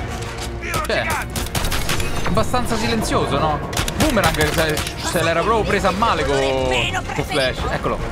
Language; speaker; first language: Italian; native; Italian